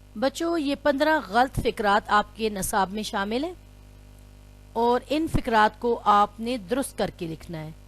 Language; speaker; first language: Urdu; non-native, local second language; Pashto